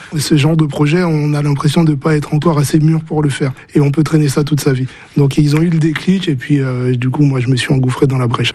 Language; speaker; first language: French; early bilingual, other home language; Haitian Creole